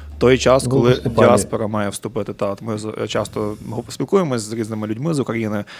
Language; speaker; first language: Ukrainian; native; Ukrainian